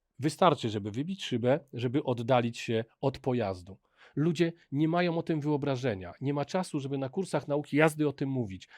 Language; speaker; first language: Polish; native; Polish